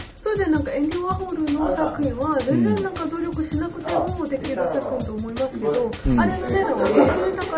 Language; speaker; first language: Japanese; non-native, fluent; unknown